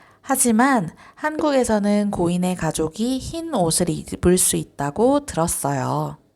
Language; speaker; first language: Korean; non-native, fluent; Spanish